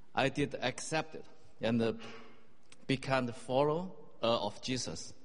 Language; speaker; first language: English; non-native, fluent; Chinese